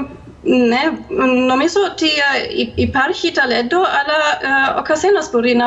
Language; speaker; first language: Greek; non-native, fluent; German